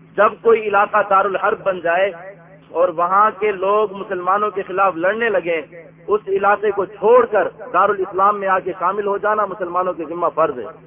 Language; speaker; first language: Urdu; non-native, local second language; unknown